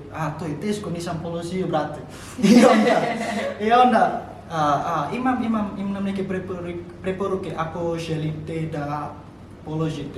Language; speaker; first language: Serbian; non-native, learner; Indonesian